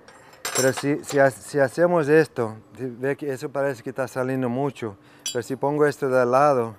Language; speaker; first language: Spanish; non-native, fluent; English